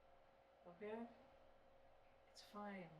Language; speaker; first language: English; native; English